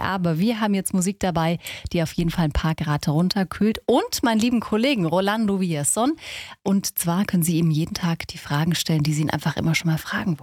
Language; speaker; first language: German; native; German